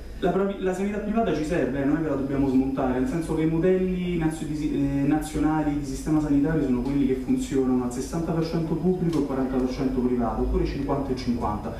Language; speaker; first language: Italian; native; Italian